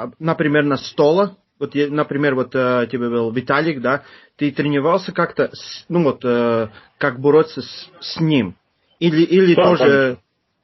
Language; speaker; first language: Russian; non-native, fluent; Turkish